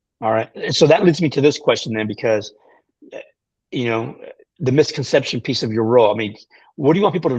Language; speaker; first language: English; native; English